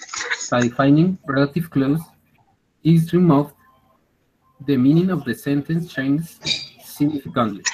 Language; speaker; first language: English; non-native, learner; Spanish